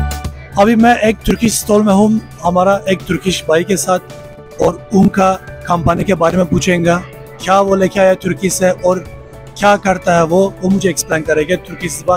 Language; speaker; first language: Hindi; non-native, learner; Turkish